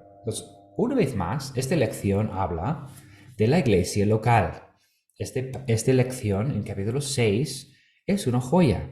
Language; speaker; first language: Spanish; non-native, fluent; English